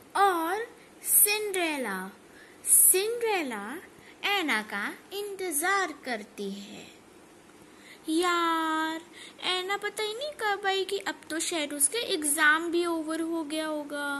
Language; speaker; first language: Hindi; native; Hindi